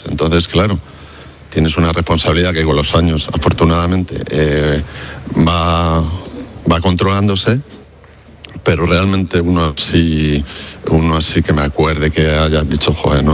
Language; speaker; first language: Spanish; native; Spanish